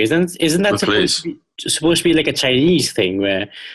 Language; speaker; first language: English; non-native, local second language; Khasi